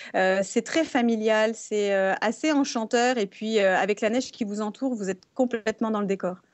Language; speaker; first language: French; native; French